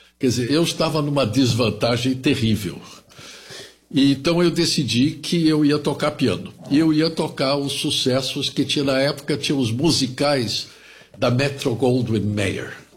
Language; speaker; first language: Portuguese; early bilingual, other home language; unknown